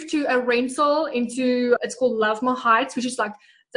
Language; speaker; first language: English; non-native, local second language; Afrikaans